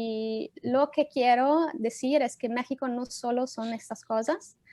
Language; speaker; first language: Spanish; non-native, fluent; Italian